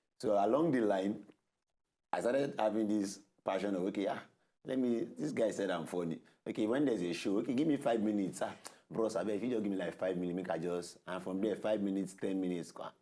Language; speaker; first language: Nigerian Pidgin; non-native, local second language; Yoruba